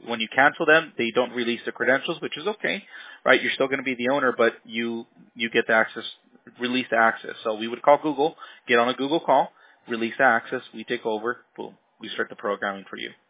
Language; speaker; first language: English; early bilingual, other home language; Spanish